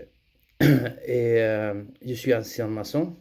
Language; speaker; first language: French; non-native, fluent; Spanish